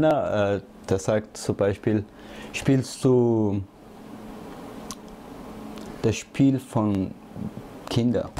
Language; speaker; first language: German; non-native, learner; Persian